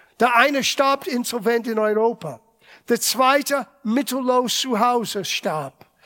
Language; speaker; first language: German; non-native, fluent; English